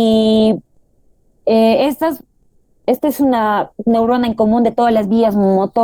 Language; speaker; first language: Spanish; native; Spanish